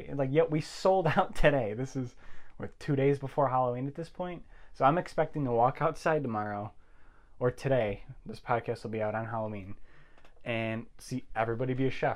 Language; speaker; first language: English; native; English